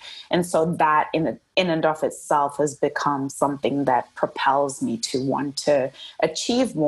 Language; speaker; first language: English; non-native, local second language; Shona